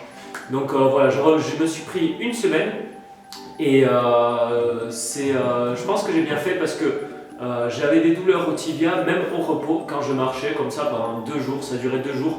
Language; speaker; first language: French; native; French